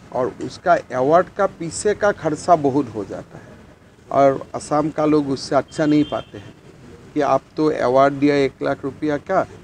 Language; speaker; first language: Hindi; non-native, local second language; Assamese